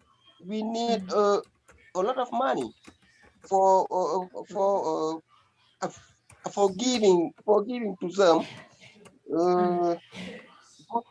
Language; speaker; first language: English; non-native, learner; French